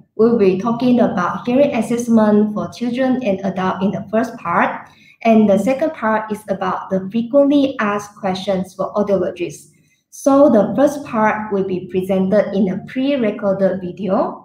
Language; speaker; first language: English; non-native, local second language; Chinese